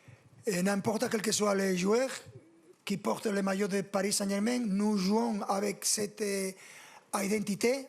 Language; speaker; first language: French; non-native, fluent; Spanish